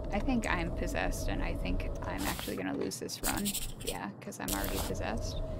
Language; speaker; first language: English; native; English